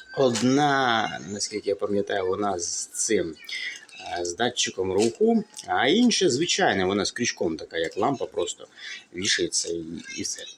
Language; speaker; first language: Ukrainian; non-native, local second language; Russian